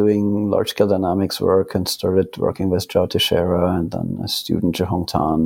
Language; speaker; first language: English; non-native, fluent; Finnish